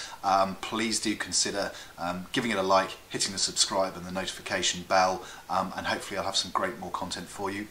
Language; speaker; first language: English; native; English